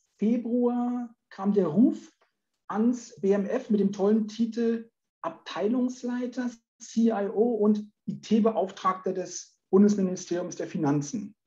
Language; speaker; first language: German; native; German